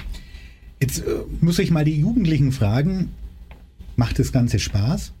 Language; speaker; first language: German; native; German